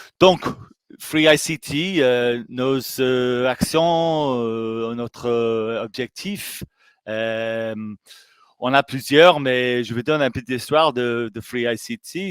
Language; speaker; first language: French; non-native, fluent; English